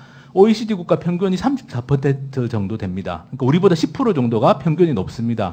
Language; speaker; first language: Korean; native; Korean